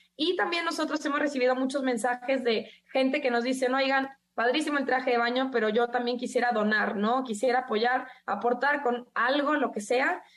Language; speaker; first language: Spanish; native; Spanish